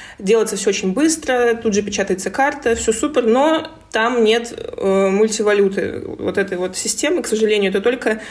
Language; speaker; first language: Russian; native; Russian